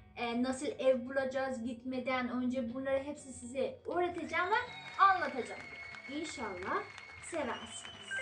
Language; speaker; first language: Turkish; non-native, fluent; Persian